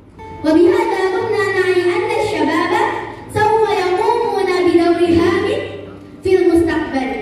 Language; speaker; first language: Arabic; non-native, learner; Indonesian